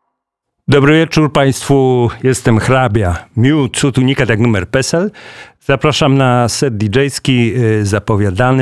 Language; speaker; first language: Polish; native; Polish